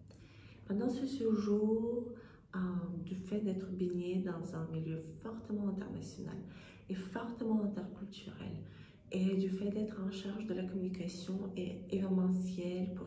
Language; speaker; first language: French; non-native, fluent; Russian